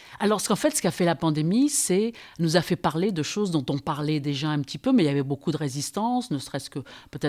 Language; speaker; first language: French; native; French